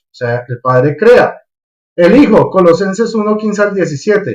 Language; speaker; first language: Spanish; native; Spanish